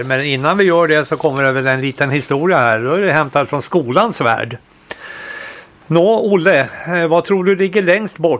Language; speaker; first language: Swedish; native; Swedish